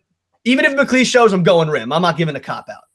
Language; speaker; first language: English; native; English